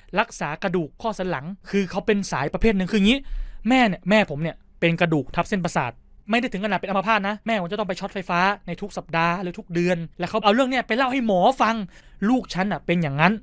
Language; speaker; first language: Thai; native; Thai